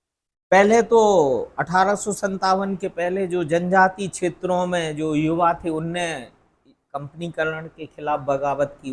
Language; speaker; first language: Hindi; native; Hindi